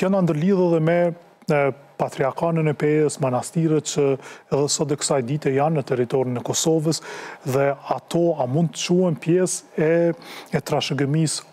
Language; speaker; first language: Albanian; native; Albanian